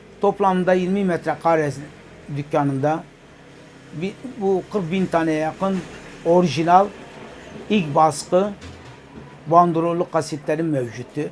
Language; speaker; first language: Turkish; non-native, local second language; Kurdish